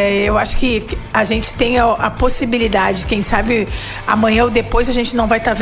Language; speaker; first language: Portuguese; native; Portuguese